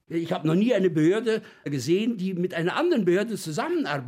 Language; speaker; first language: German; native; German